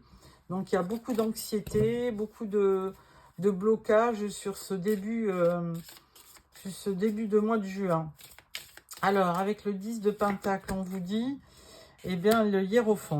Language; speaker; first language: French; native; French